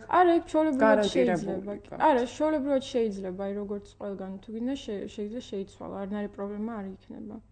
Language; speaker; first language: Georgian; early bilingual, heritage; Georgian